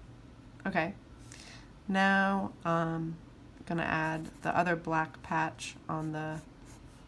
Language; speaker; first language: English; native; English